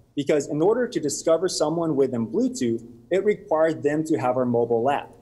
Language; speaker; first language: English; native; English